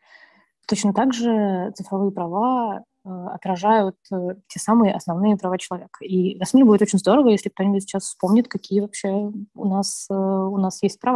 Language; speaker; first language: Russian; native; Russian